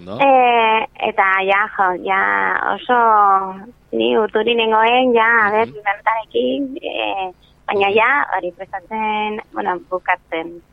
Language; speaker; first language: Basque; non-native, local second language; Spanish